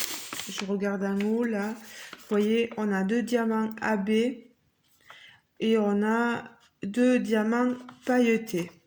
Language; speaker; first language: French; native; French